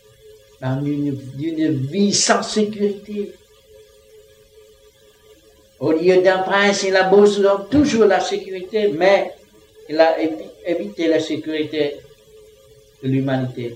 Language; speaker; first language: French; non-native, learner; Vietnamese